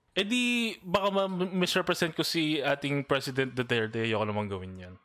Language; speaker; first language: Filipino; native; Filipino